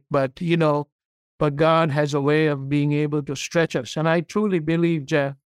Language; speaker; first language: English; non-native, local second language; Tamil